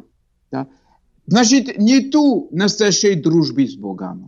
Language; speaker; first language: Russian; non-native, fluent; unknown